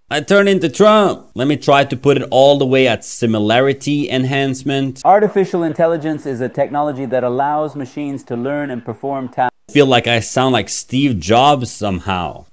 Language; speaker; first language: English; non-native, fluent; Norwegian